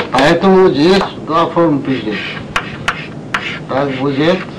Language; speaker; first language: Russian; non-native, learner; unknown